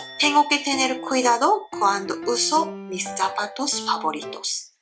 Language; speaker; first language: Spanish; non-native, learner; Japanese